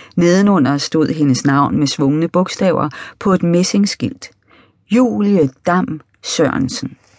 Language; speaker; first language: Danish; native; Danish